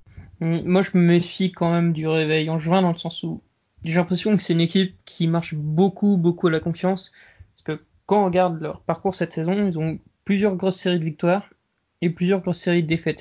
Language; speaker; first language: French; native; French